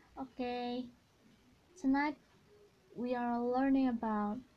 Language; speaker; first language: English; non-native, learner; Indonesian